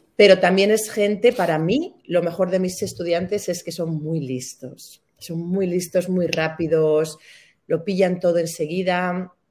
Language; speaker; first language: Spanish; native; Spanish